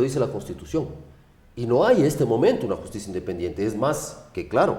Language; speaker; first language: Spanish; native; Spanish